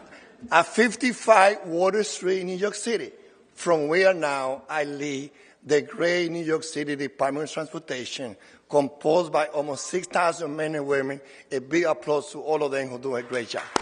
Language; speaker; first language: English; non-native, fluent; Spanish